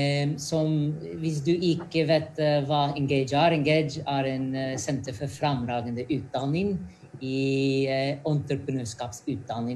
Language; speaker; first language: Norwegian; non-native, fluent; English